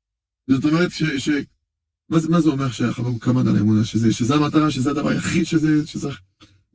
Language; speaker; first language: Hebrew; non-native, fluent; French